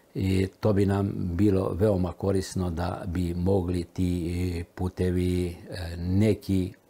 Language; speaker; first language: Croatian; early bilingual, heritage; Romanian